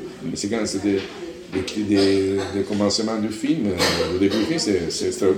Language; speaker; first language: French; non-native, learner; Italian